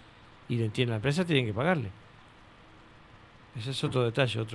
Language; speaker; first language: Spanish; native; Spanish